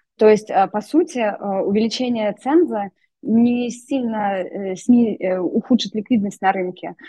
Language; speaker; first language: Russian; native; Russian